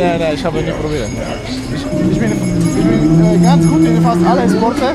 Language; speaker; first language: German; non-native, learner; Polish